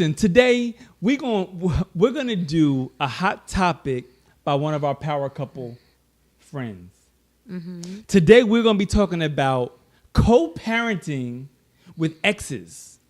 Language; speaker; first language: English; native; English